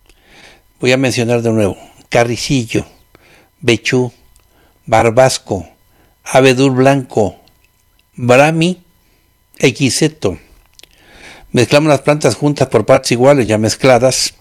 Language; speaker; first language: Spanish; native; Spanish